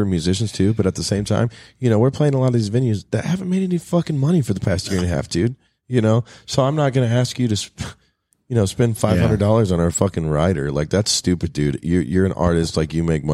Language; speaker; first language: English; native; English